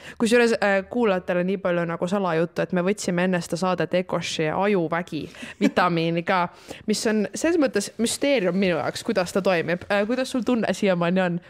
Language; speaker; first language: Estonian; native; Estonian